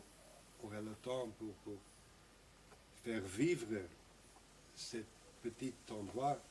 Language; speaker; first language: French; non-native, local second language; Dutch